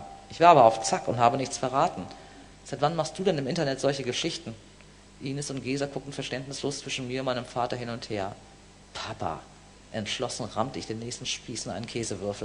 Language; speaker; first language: German; native; German